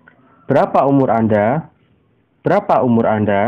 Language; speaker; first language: Indonesian; native; Indonesian